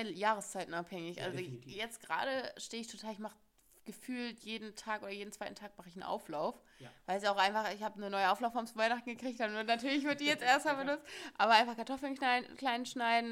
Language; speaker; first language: German; native; German